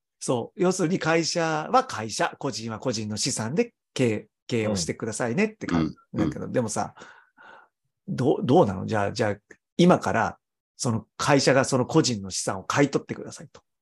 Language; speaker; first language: Japanese; native; Japanese